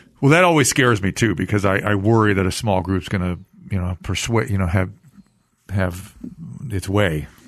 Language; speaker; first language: English; native; English